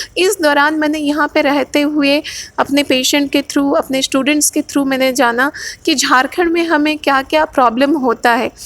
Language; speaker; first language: Hindi; non-native, local second language; Odia